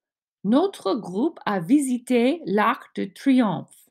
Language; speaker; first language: French; non-native, fluent; English